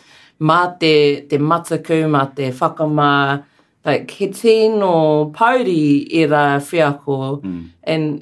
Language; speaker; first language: Māori; non-native, learner; English